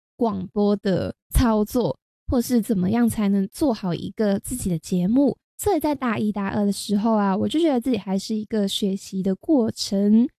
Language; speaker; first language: Chinese; non-native, local second language; Cantonese